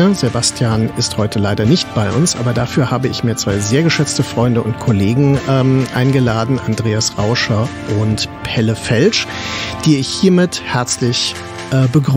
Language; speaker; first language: German; native; German